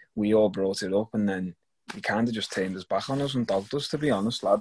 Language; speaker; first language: English; native; English